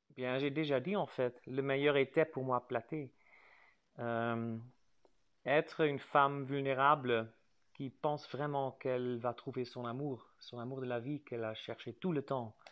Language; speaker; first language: French; non-native, fluent; Dutch